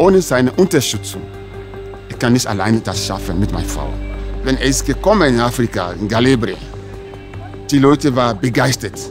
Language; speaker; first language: German; non-native, learner; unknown